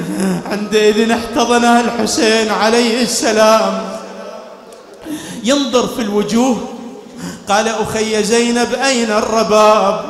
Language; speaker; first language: Arabic; native; Arabic